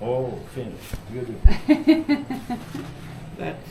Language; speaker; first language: English; non-native, learner; Greek